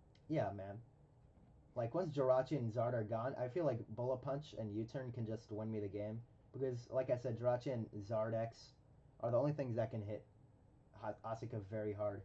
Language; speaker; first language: English; native; English